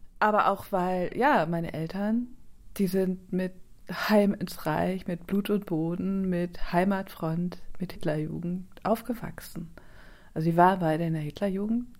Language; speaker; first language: German; native; German